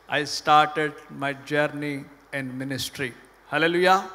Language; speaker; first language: English; non-native, local second language; Telugu